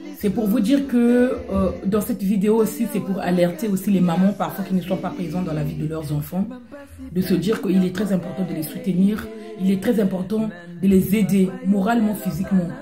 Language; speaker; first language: French; non-native, local second language; Lingala